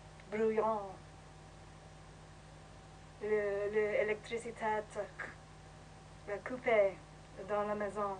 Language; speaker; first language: French; non-native, learner; English